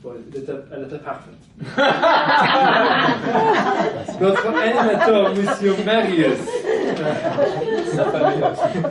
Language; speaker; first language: French; non-native, fluent; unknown